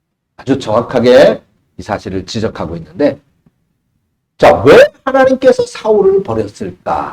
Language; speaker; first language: Korean; native; Korean